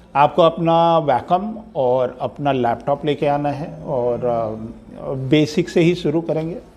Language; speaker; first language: Hindi; native; Hindi